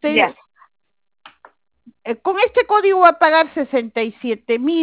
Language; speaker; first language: Spanish; native; Spanish